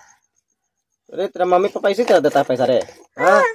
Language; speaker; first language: Hindi; native; Hindi